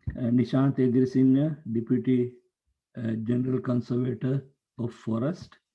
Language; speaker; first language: English; non-native, local second language; Sinhala